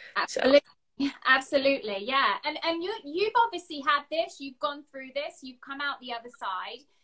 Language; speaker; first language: English; native; English